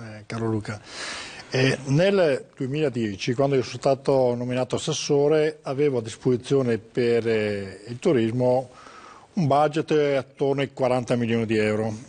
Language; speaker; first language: Italian; native; Italian